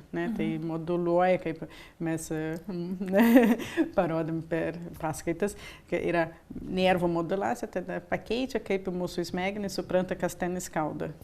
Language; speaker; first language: Lithuanian; early bilingual, heritage; Lithuanian